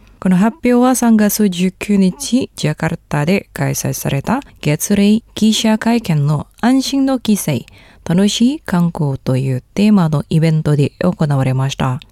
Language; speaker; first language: Japanese; non-native, fluent; Indonesian